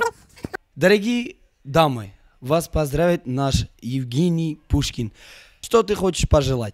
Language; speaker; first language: Russian; non-native, local second language; Uzbek